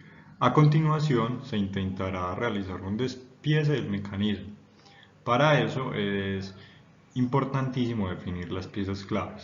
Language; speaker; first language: Spanish; native; Spanish